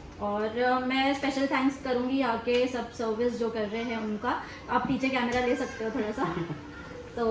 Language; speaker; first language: Hindi; native; Hindi